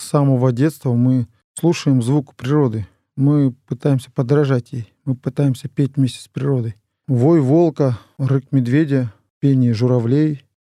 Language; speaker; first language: Russian; non-native, local second language; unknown